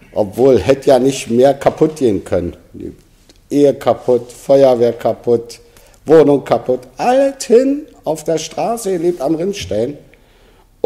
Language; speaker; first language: German; native; German